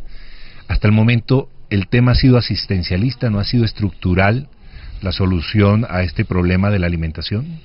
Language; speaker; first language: Spanish; native; Spanish